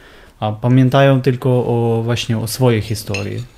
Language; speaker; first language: Polish; non-native, fluent; Ukrainian